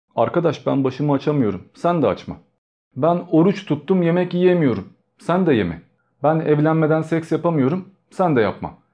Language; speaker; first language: Turkish; early bilingual, other home language; Albanian